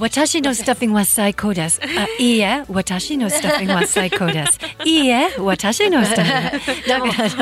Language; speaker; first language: Japanese; non-native, fluent; English